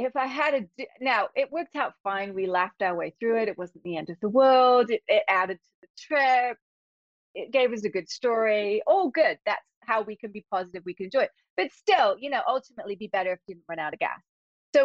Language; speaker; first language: English; native; English